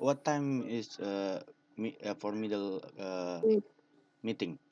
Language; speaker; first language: English; non-native, learner; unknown